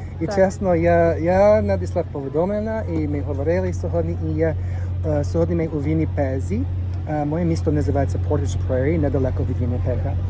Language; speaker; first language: Ukrainian; non-native, learner; English